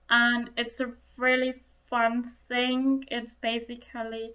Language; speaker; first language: English; non-native, fluent; German